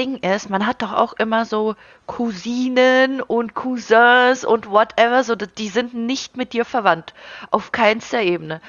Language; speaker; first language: German; early bilingual, other home language; Russian